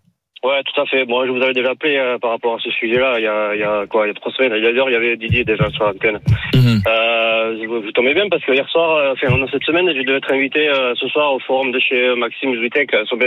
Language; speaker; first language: French; native; French